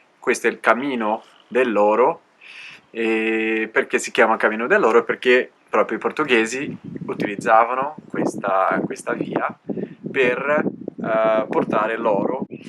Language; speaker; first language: Italian; non-native, fluent; Portuguese